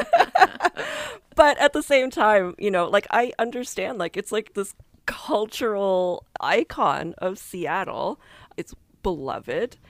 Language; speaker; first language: English; native; English